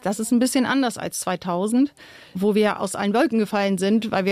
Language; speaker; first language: German; native; German